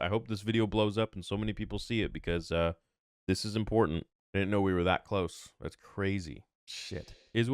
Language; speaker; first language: English; native; English